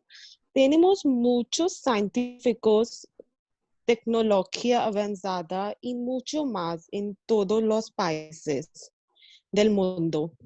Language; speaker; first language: Spanish; non-native, learner; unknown